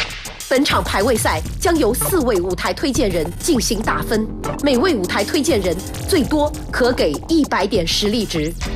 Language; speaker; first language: Chinese; native; Chinese